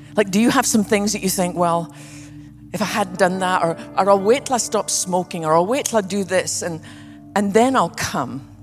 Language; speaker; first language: English; native; English